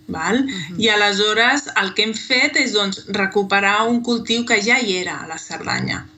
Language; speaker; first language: Catalan; native; Catalan